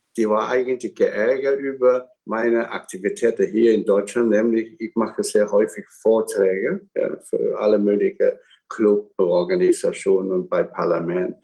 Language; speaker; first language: German; non-native, fluent; Chinese